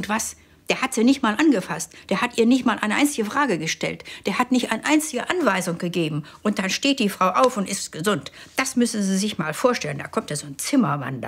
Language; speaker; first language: German; native; German